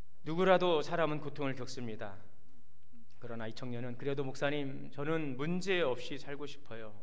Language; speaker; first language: Korean; native; Korean